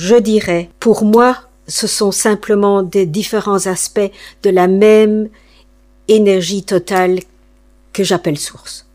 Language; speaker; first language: French; non-native, fluent; English